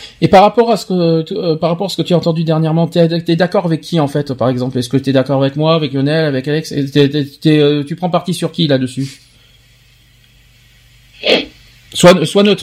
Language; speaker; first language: French; native; French